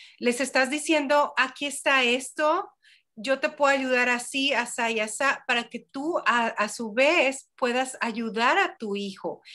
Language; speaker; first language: Spanish; native; Spanish